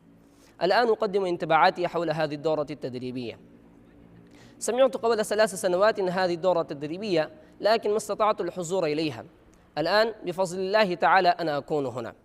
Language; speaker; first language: Arabic; non-native, learner; Urdu